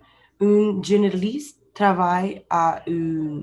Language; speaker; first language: French; non-native, learner; English